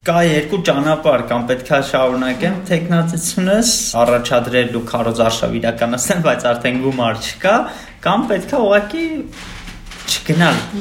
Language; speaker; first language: Armenian; native; Armenian